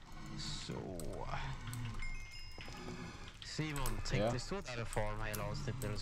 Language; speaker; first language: Swedish; native; Swedish